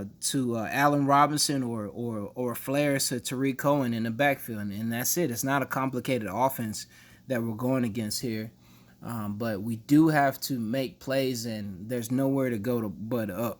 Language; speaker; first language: English; native; English